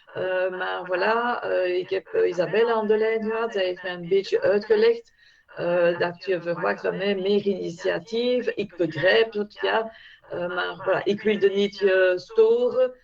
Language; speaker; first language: Dutch; non-native, fluent; French